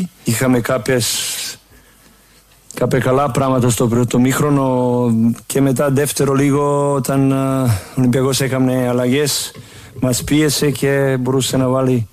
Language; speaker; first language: Greek; non-native, learner; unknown